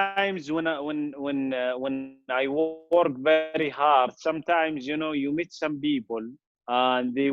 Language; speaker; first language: English; non-native, fluent; Arabic